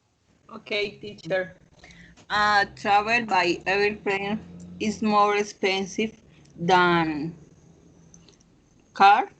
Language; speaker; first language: English; non-native, learner; Spanish